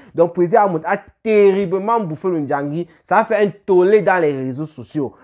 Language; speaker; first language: French; native; French